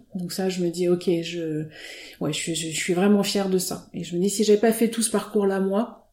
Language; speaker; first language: French; native; French